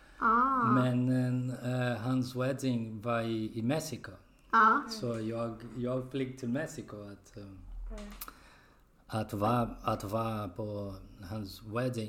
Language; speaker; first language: Swedish; non-native, learner; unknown